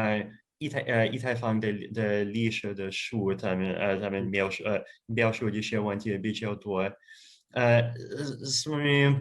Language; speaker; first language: Chinese; non-native, fluent; Russian